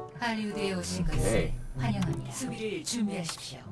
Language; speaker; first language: Korean; native; Korean